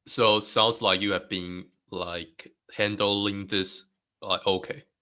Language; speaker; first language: English; non-native, fluent; Chinese